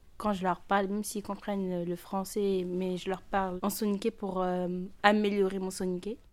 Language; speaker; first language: French; native; French